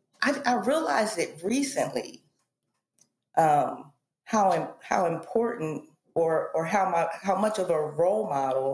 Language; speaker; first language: English; native; English